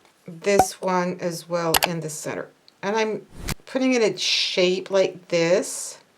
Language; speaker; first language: English; non-native, fluent; French